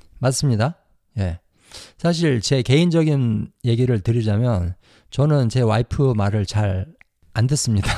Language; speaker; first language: Korean; native; Korean